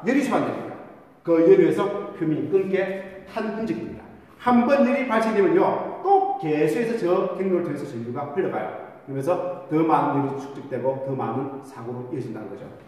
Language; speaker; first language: Korean; native; Korean